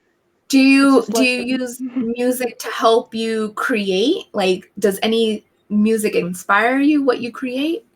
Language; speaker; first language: English; native; English